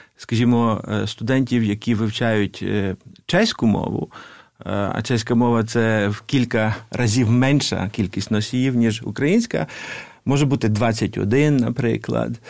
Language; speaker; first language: Ukrainian; native; Ukrainian